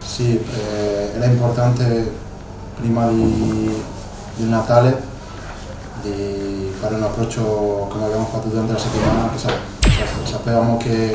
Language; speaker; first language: Italian; non-native, fluent; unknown